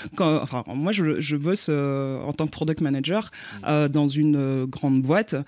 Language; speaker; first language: French; native; French